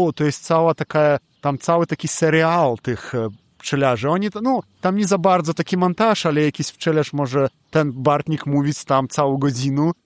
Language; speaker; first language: Polish; non-native, fluent; Belarusian